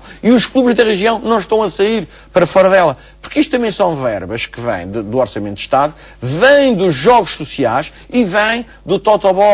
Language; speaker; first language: Portuguese; native; Portuguese